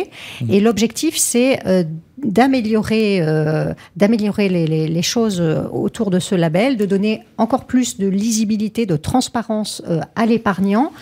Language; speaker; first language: French; native; French